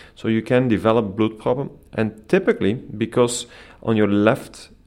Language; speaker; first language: English; non-native, fluent; Dutch